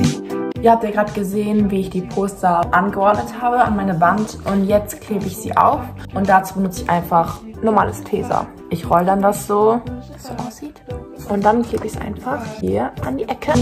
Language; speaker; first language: German; native; German